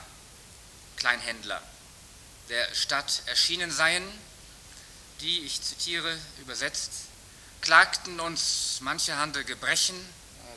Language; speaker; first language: German; native; German